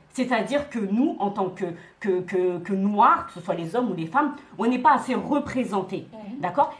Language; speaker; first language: French; early bilingual, other home language; Wolof